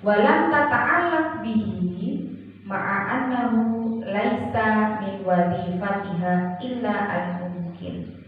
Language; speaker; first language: Arabic; non-native, fluent; Javanese